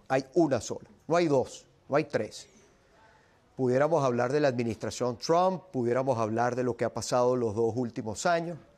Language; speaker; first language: Spanish; native; Spanish